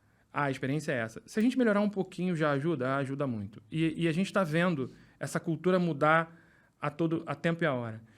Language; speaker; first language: Portuguese; native; Portuguese